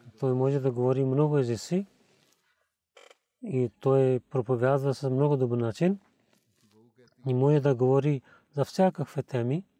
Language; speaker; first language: Bulgarian; non-native, learner; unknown